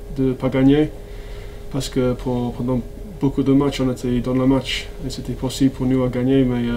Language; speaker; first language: French; non-native, fluent; English